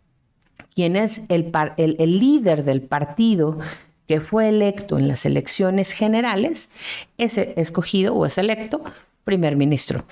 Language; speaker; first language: Spanish; native; Spanish